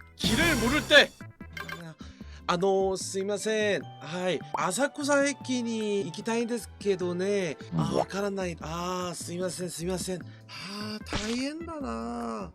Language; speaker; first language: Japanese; non-native, fluent; Korean